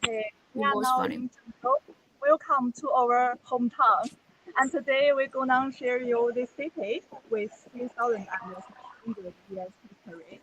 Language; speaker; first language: English; non-native, learner; Chinese